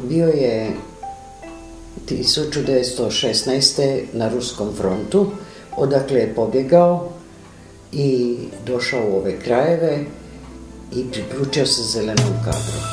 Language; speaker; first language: Serbian; native; Serbian